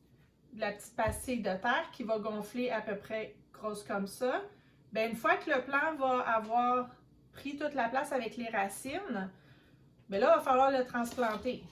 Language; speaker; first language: French; native; French